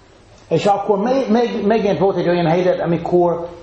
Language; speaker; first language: Hungarian; non-native, fluent; English